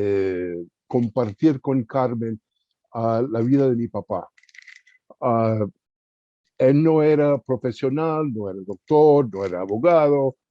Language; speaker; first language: Spanish; early bilingual, heritage; Spanish